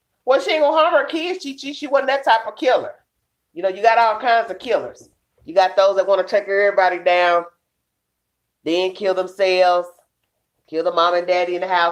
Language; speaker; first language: English; native; English